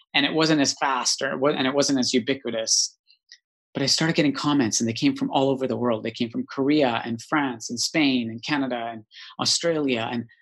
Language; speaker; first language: English; native; English